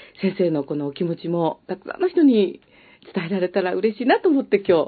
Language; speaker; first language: Japanese; native; Japanese